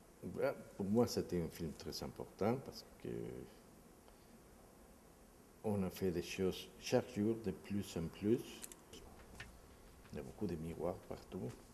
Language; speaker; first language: French; non-native, fluent; Spanish